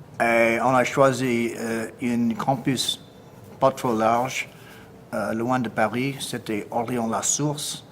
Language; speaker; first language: French; non-native, fluent; English